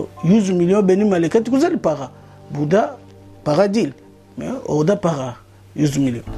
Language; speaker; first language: Turkish; non-native, learner; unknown